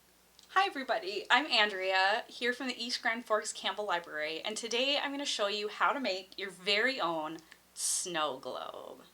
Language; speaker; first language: English; native; English